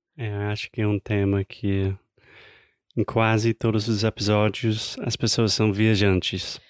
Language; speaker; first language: Portuguese; non-native, fluent; English